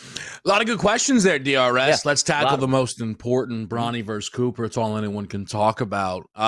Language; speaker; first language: English; native; English